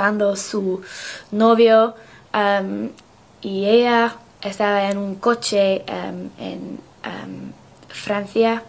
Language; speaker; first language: Spanish; non-native, learner; English